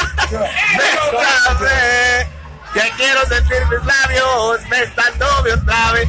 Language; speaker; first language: Spanish; native; Spanish